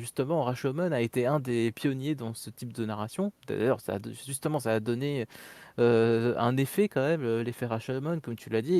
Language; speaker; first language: French; native; French